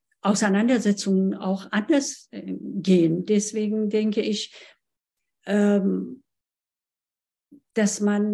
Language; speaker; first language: German; non-native, fluent; Persian